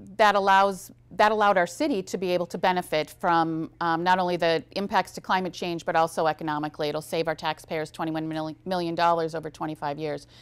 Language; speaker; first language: English; native; English